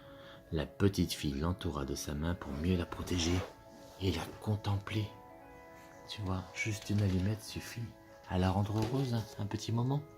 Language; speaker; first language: French; native; French